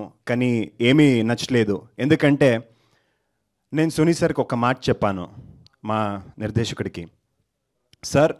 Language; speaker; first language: Telugu; non-native, learner; Kannada